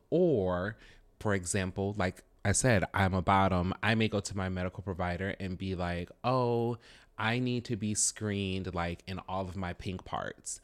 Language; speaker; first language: English; native; English